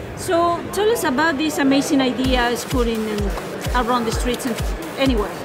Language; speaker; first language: English; non-native, fluent; Spanish